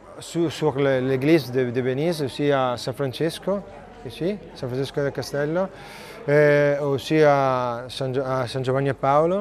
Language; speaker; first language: French; non-native, learner; Italian